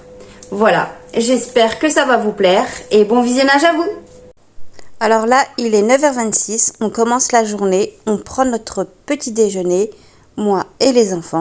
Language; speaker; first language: French; native; French